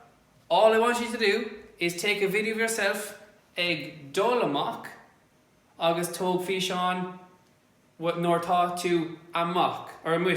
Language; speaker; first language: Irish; non-native, local second language; English